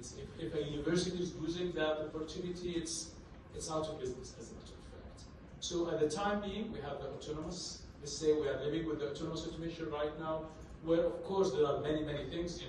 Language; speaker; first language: English; non-native, fluent; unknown